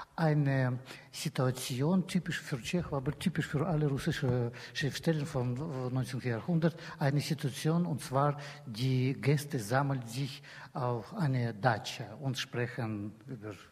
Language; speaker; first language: German; non-native, fluent; Russian